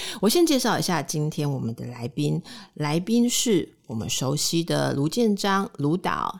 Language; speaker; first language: Chinese; native; Chinese